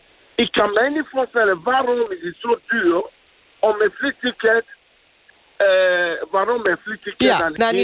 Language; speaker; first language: Dutch; non-native, learner; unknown